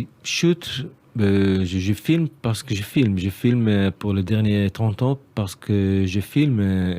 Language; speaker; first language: French; non-native, learner; Hebrew